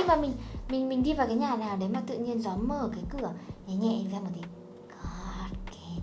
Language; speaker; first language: Vietnamese; native; Vietnamese